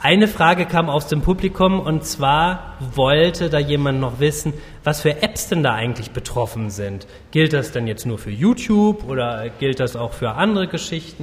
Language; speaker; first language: German; native; German